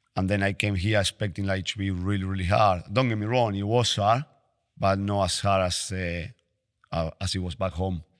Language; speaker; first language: English; non-native, fluent; Spanish